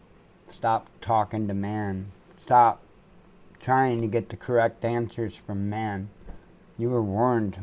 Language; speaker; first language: English; native; English